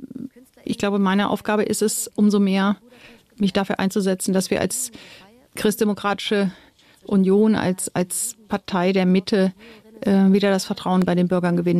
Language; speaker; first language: German; native; German